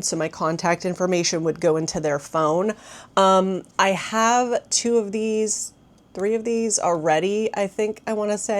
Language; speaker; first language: English; native; English